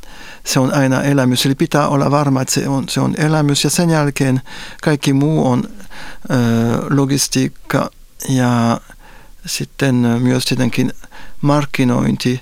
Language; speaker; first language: Finnish; non-native, fluent; French